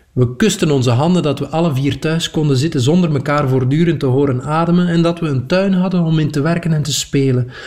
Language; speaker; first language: Dutch; native; Dutch